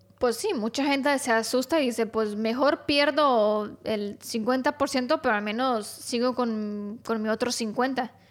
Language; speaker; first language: Spanish; non-native, fluent; Romanian